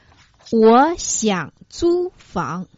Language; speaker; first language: Chinese; non-native, learner; Croatian